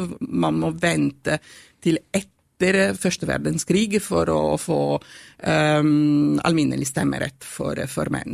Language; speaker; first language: Norwegian; non-native, fluent; Italian